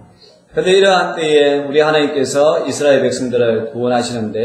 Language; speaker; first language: Korean; native; Korean